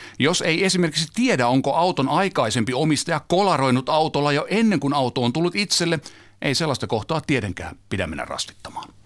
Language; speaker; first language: Finnish; native; Finnish